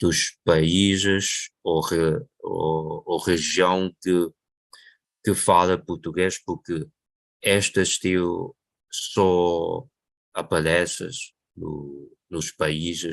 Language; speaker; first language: Portuguese; non-native, local second language; Chinese